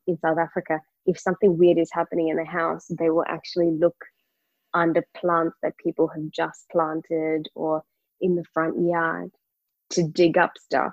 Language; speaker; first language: English; native; English